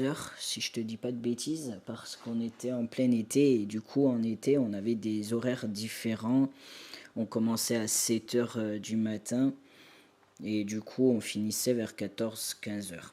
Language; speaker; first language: French; native; French